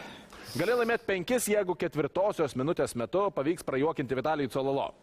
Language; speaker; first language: Lithuanian; native; Lithuanian